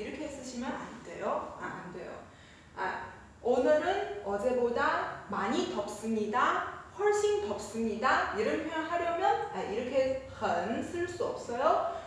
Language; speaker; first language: Korean; non-native, fluent; Chinese